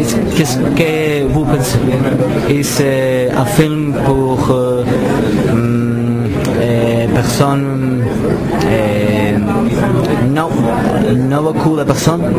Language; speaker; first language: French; non-native, learner; Spanish